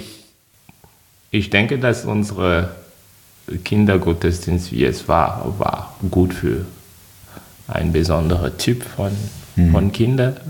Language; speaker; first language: German; non-native, fluent; French